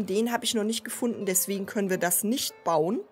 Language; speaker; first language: German; native; German